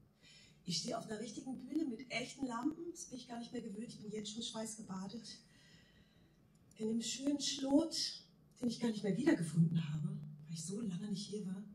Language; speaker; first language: German; native; German